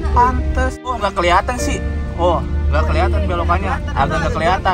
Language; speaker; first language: Indonesian; native; Indonesian